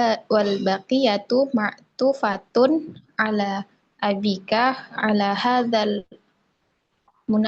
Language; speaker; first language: Arabic; non-native, learner; Indonesian